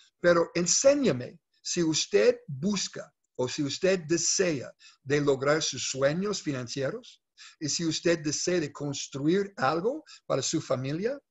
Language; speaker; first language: Spanish; non-native, fluent; English